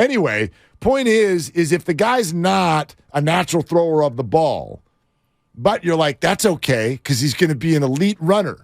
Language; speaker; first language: English; native; English